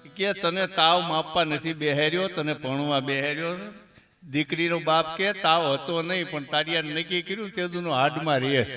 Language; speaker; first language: Gujarati; native; Gujarati